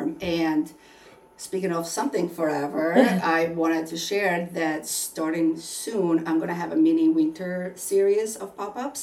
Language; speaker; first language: English; non-native, fluent; Albanian